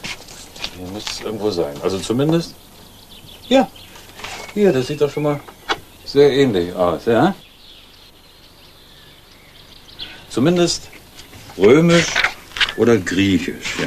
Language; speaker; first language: German; native; German